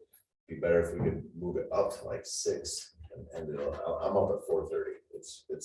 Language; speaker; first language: English; native; English